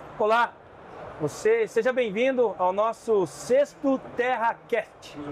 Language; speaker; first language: Portuguese; native; Portuguese